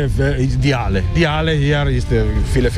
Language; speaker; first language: German; non-native, learner; Italian